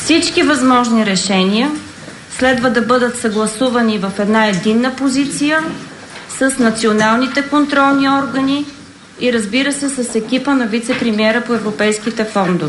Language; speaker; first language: Bulgarian; native; Bulgarian